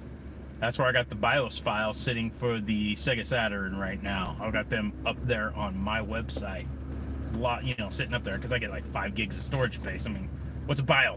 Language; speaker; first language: English; native; English